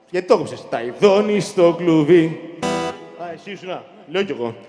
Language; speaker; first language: Greek; native; Greek